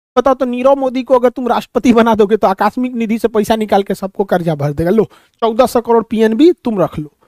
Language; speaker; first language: Hindi; native; Hindi